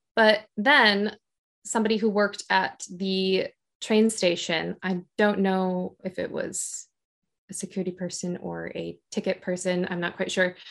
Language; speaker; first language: English; native; English